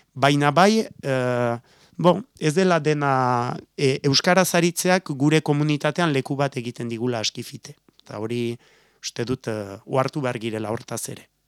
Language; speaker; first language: Basque; native; Basque